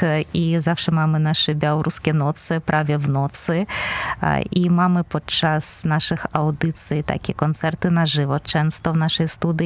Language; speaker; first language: Polish; non-native, fluent; Belarusian